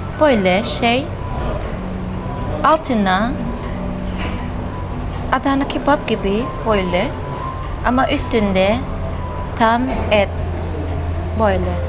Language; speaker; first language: Turkish; non-native, learner; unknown